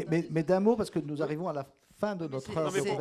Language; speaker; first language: French; native; French